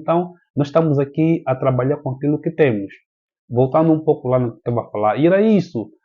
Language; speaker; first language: Portuguese; native; Portuguese